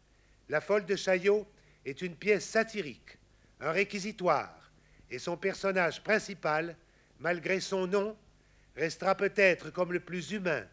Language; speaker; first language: French; native; French